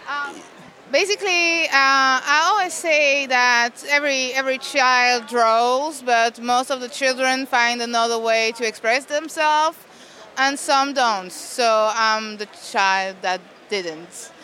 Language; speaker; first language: English; non-native, fluent; French